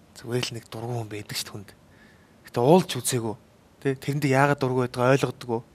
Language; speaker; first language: Mongolian; native; Mongolian